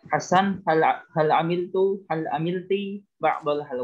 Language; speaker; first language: Arabic; non-native, learner; Indonesian